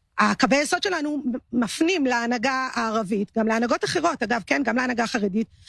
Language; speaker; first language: Hebrew; native; Hebrew